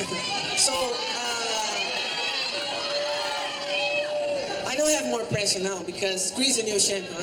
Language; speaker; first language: English; non-native, learner; Portuguese